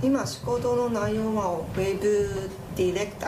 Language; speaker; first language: Japanese; non-native, fluent; Chinese